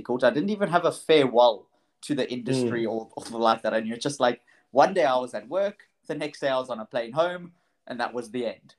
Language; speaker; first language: English; native; English